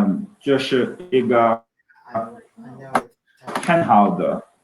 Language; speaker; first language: Chinese; non-native, learner; Swedish